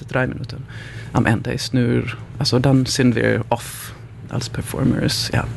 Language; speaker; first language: German; non-native, learner; Swedish